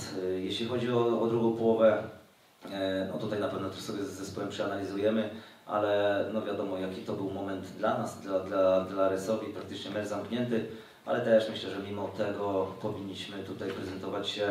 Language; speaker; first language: Polish; native; Polish